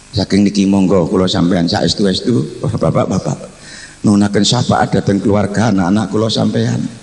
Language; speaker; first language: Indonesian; non-native, local second language; Javanese